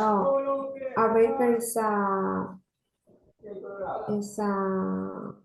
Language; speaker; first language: English; non-native, learner; Spanish